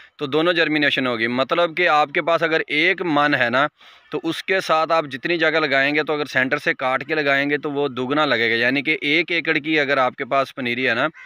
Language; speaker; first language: Urdu; native; Urdu